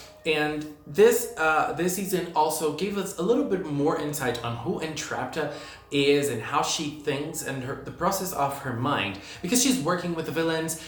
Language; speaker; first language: English; non-native, fluent; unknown